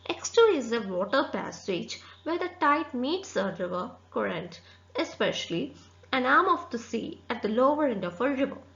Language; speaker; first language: English; non-native, local second language; Malayalam